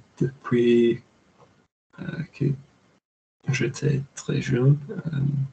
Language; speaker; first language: French; non-native, learner; English